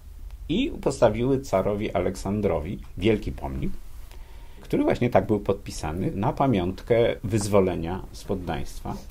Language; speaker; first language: Polish; native; Polish